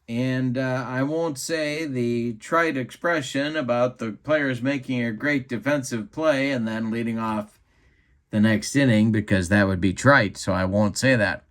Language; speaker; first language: English; native; English